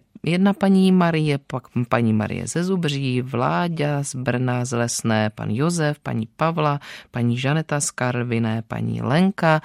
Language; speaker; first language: Czech; native; Czech